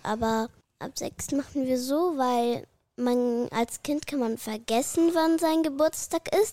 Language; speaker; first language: German; early bilingual, other home language; Arabic